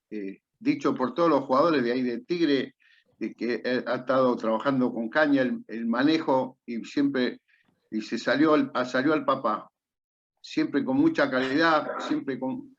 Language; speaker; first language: Spanish; native; Spanish